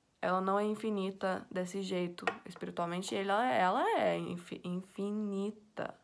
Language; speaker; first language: Portuguese; non-native, fluent; English